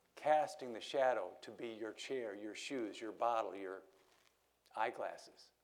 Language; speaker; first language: English; native; English